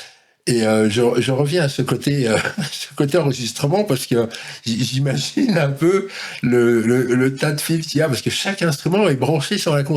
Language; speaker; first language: French; native; French